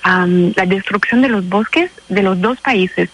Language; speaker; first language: Spanish; non-native, fluent; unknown